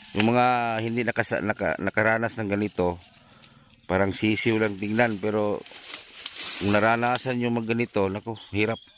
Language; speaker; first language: Filipino; non-native, local second language; Cebuano